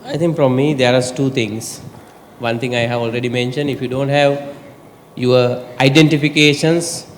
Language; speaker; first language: English; non-native, local second language; Sinhala